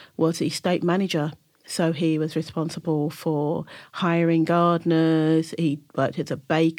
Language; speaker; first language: English; native; English